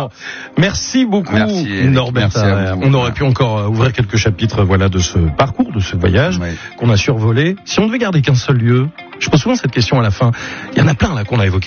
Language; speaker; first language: French; native; French